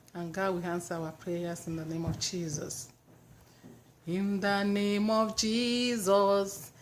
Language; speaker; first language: English; non-native, local second language; Yoruba